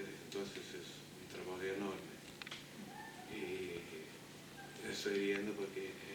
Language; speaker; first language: Spanish; non-native, fluent; Italian